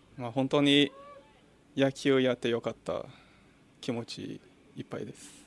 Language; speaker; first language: Japanese; non-native, fluent; Portuguese